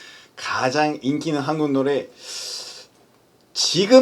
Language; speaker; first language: Korean; non-native, fluent; Spanish